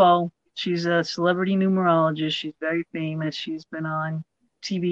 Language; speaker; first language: English; native; English